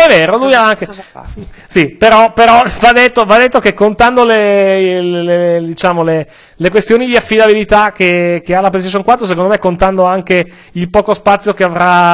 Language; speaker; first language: Italian; native; Italian